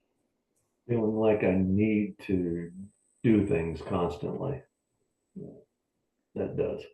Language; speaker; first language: English; native; English